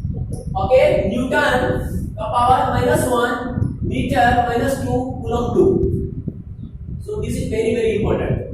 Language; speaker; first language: English; non-native, local second language; Hindi